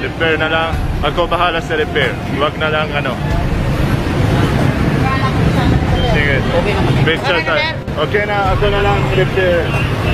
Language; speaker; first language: Filipino; non-native, learner; Arabic